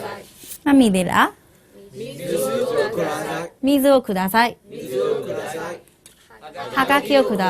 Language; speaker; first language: Japanese; non-native, fluent; Burmese